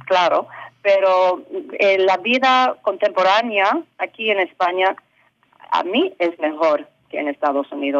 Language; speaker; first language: Spanish; early bilingual, heritage; English